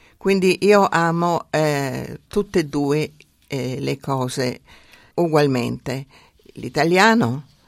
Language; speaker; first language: Italian; native; Italian